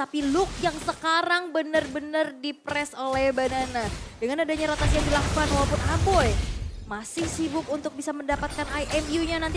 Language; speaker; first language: Indonesian; native; Indonesian